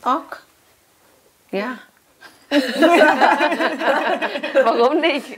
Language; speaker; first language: German; non-native, learner; Vietnamese